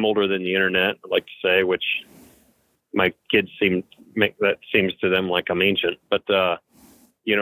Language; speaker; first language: English; native; English